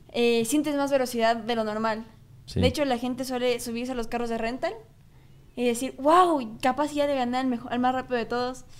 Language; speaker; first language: Spanish; native; Spanish